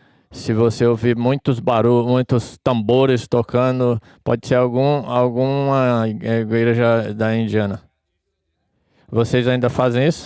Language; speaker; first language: Portuguese; non-native, fluent; English